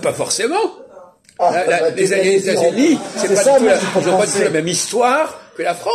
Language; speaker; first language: French; native; French